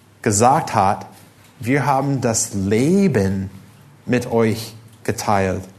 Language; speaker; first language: German; non-native, fluent; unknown